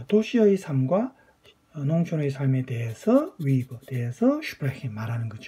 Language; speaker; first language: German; non-native, fluent; Korean